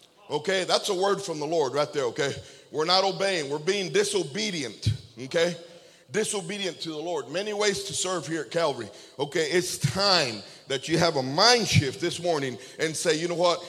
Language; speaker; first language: English; early bilingual, other home language; Spanish